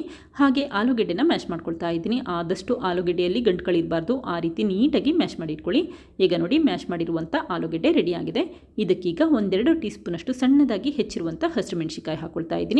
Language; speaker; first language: Kannada; native; Kannada